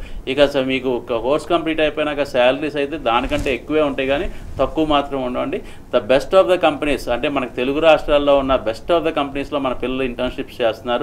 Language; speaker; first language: Telugu; native; Telugu